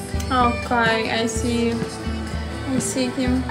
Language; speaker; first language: English; non-native, learner; Ukrainian